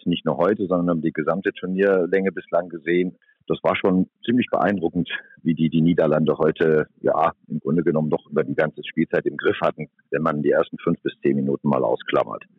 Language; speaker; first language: German; native; German